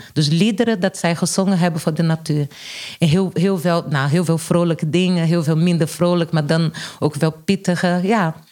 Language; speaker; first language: Dutch; non-native, fluent; Portuguese